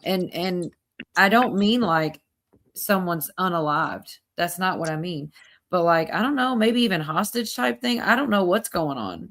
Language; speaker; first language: English; native; English